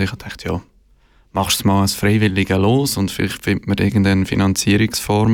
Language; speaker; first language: German; native; German